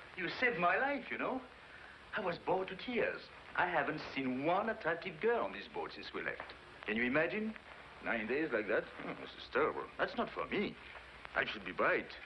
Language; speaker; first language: English; non-native, fluent; French